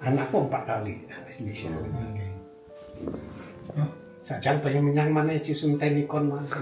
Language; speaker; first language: Indonesian; non-native, local second language; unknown